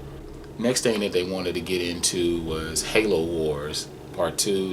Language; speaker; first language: English; native; English